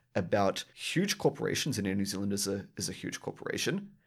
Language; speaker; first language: English; native; English